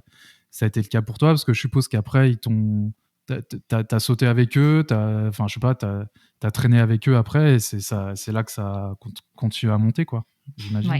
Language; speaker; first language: French; native; French